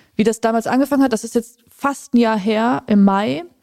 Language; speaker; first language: German; native; German